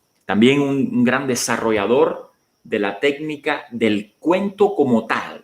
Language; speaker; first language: Spanish; native; Spanish